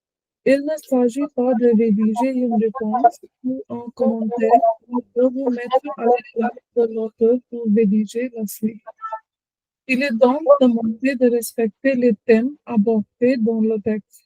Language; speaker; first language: French; non-native, learner; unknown